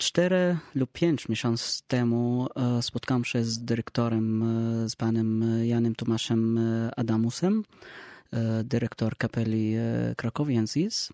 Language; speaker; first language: Polish; non-native, learner; Arabic